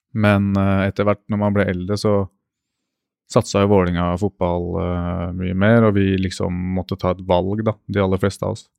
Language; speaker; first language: Norwegian; native; Norwegian